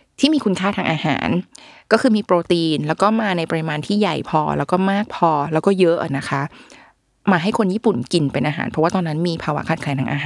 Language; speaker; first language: Thai; native; Thai